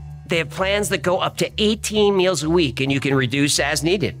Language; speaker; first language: English; native; English